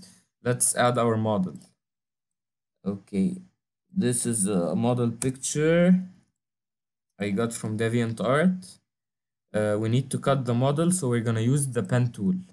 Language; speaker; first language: English; non-native, fluent; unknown